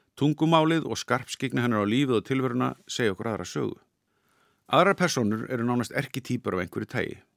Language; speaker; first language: Icelandic; native; Icelandic